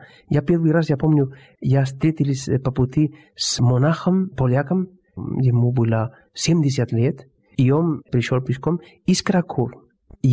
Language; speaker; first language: Russian; non-native, fluent; Spanish